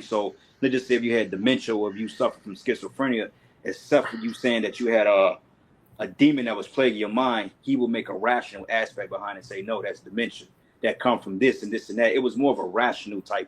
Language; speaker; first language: English; native; English